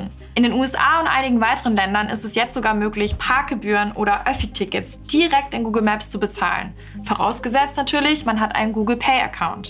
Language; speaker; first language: German; native; German